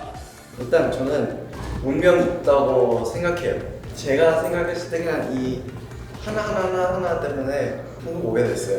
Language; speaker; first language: Korean; non-native, fluent; English